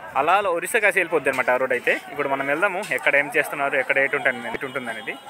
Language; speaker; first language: Telugu; non-native, local second language; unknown